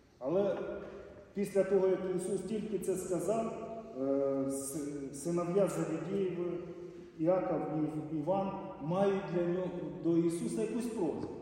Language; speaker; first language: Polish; non-native, learner; Ukrainian